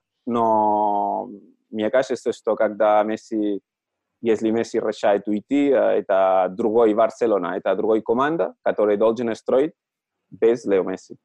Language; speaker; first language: Russian; non-native, learner; Catalan